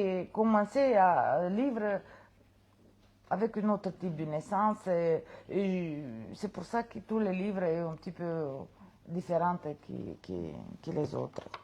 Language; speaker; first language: French; non-native, fluent; Romanian